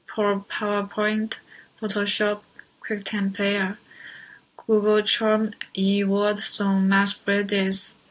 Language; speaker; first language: Spanish; non-native, learner; Chinese